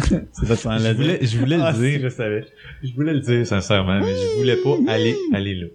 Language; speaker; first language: French; native; French